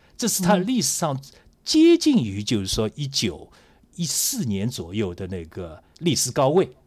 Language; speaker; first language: Chinese; native; Chinese